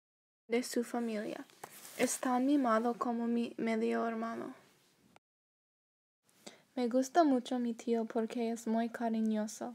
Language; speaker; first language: Spanish; non-native, learner; English